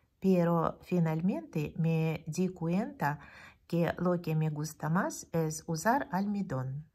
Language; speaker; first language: Spanish; non-native, fluent; Russian